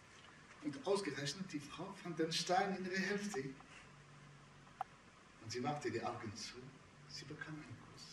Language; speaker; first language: German; non-native, fluent; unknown